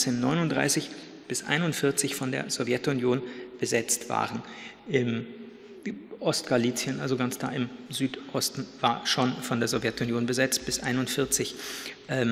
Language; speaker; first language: German; native; German